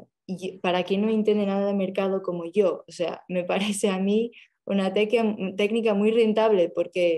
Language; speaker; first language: Spanish; non-native, fluent; Portuguese